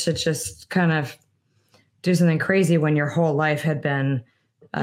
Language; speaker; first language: English; native; English